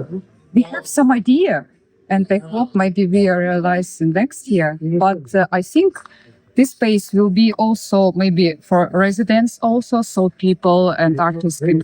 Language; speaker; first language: English; non-native, learner; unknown